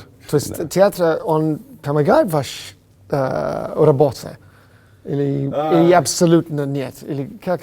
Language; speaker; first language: Russian; non-native, learner; English